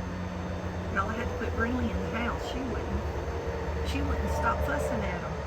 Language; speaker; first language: English; native; English